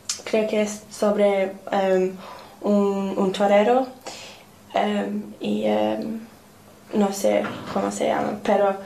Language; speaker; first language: Spanish; non-native, learner; English